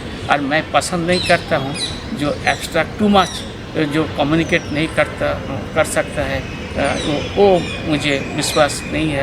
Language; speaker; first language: Hindi; non-native, local second language; Bangla